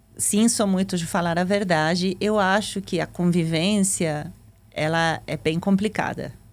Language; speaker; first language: Portuguese; non-native, fluent; Spanish